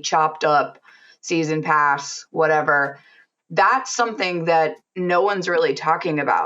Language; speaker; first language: English; native; English